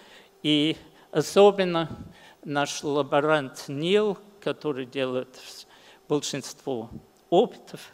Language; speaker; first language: Russian; early bilingual, heritage; English